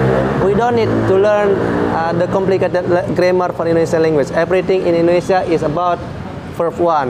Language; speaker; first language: English; non-native, fluent; Indonesian